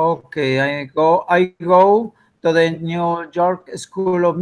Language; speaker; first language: English; non-native, learner; Spanish